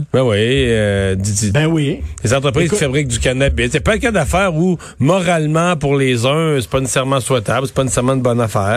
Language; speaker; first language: French; native; French